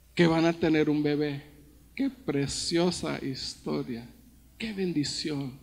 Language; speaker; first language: Spanish; early bilingual, heritage; Spanish